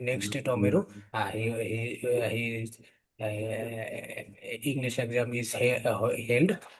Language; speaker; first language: English; non-native, learner; Bangla